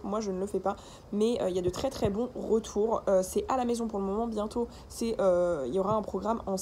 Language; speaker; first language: French; native; French